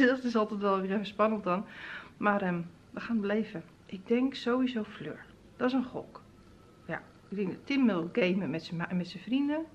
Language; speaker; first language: Dutch; native; Dutch